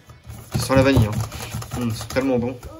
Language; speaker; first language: French; native; French